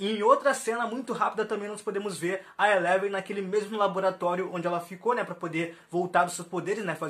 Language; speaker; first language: Portuguese; native; Portuguese